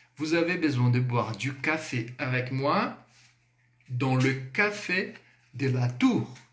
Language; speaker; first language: French; non-native, fluent; Portuguese